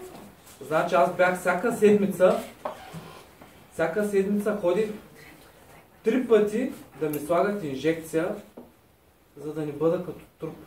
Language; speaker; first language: Bulgarian; native; Bulgarian